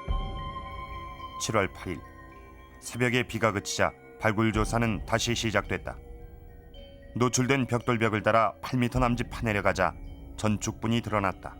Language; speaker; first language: Korean; native; Korean